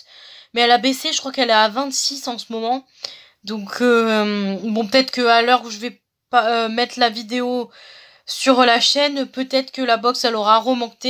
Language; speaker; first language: French; native; French